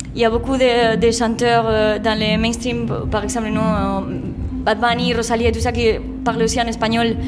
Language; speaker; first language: French; non-native, fluent; Spanish